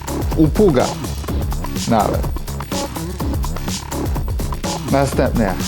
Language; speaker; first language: Polish; non-native, fluent; English